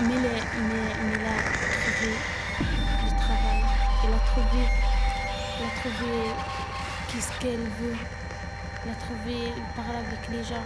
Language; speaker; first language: French; non-native, learner; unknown